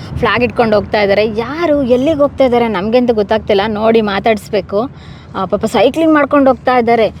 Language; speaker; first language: Kannada; native; Kannada